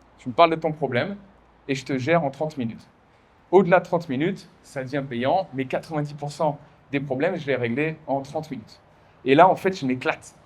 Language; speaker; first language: French; native; French